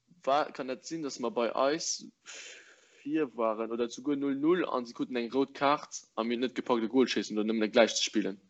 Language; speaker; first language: Luxembourgish; early bilingual, other home language; English